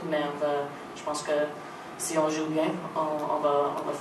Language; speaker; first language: French; non-native, local second language; English